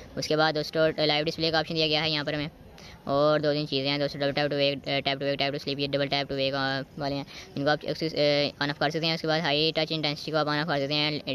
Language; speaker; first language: Urdu; native; Urdu